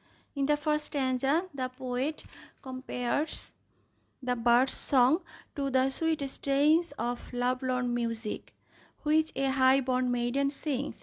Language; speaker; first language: English; non-native, local second language; Bangla